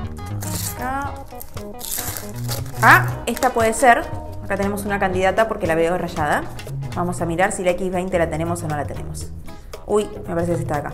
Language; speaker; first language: Spanish; native; Spanish